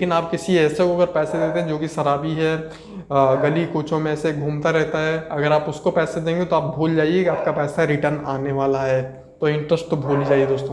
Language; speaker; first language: Hindi; native; Hindi